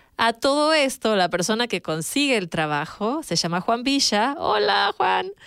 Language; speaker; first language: Spanish; native; Spanish